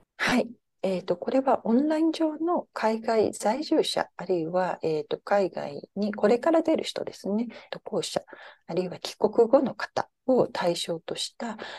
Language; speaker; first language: Japanese; native; Japanese